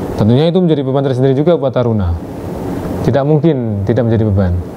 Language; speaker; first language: Indonesian; native; Indonesian